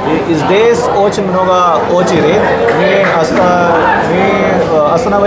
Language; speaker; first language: Russian; non-native, learner; Hindi